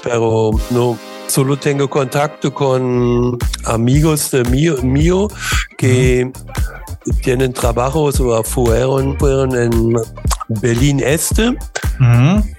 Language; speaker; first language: Spanish; non-native, learner; German